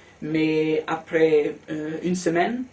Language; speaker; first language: French; non-native, learner; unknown